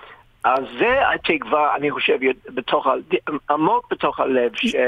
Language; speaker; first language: Hebrew; non-native, fluent; English